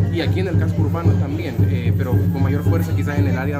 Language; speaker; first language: Spanish; native; Spanish